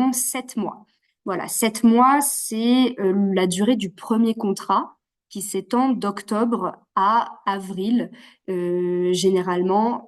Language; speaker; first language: French; native; French